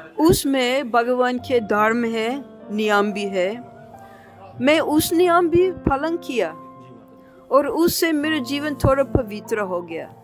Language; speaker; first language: Hindi; non-native, learner; English